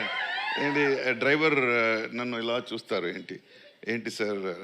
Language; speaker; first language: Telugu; non-native, local second language; Tamil